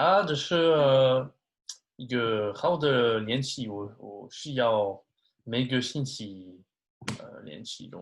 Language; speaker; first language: Chinese; non-native, learner; French